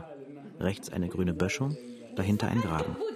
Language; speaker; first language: German; native; German